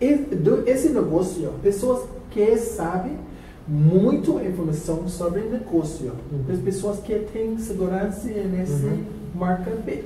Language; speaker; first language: Portuguese; non-native, learner; English